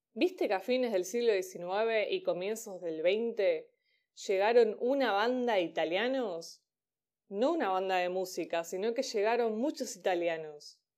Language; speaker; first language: Spanish; native; Spanish